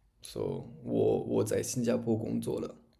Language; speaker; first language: Chinese; non-native, learner; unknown